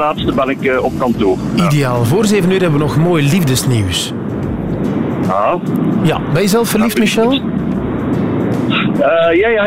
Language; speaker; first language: Dutch; native; Dutch